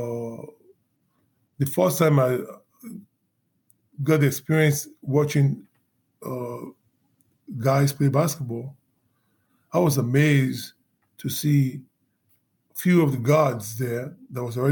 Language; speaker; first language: English; non-native, local second language; Yoruba